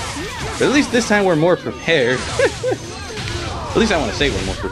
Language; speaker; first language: English; native; English